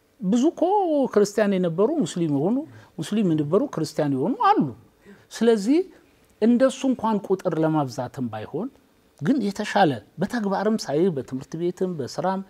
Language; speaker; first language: Amharic; native; Amharic